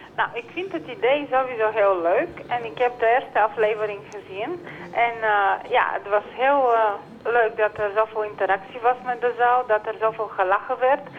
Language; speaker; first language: Dutch; non-native, fluent; Bulgarian